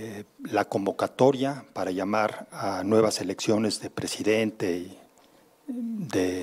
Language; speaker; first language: Spanish; native; Spanish